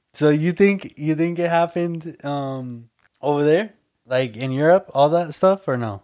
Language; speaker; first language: English; early bilingual, other home language; Spanish